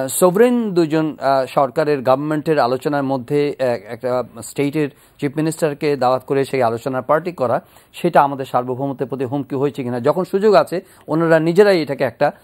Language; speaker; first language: Bangla; native; Bangla